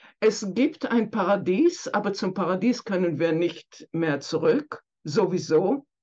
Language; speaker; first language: German; non-native, fluent; Hebrew